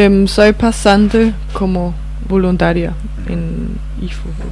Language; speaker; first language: Spanish; non-native, fluent; Danish